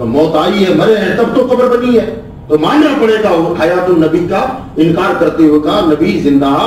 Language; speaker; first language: Hindi; non-native, local second language; Urdu